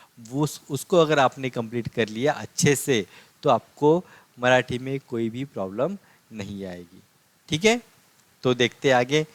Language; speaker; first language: Hindi; non-native, local second language; Marathi